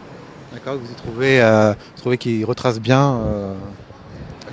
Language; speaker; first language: French; native; French